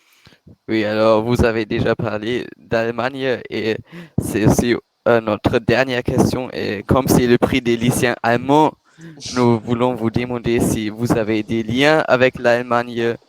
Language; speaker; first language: French; non-native, learner; German